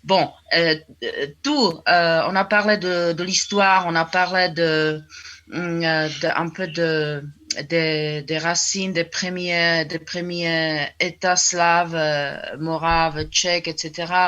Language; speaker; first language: French; non-native, fluent; Czech